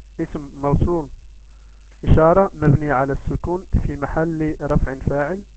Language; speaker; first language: Arabic; non-native, learner; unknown